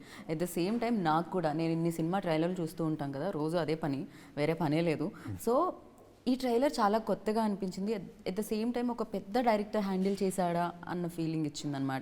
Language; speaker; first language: Telugu; native; Telugu